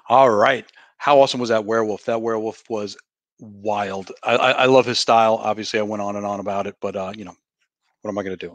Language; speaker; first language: English; native; English